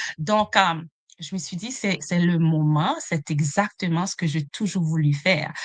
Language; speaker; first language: French; non-native, local second language; Haitian Creole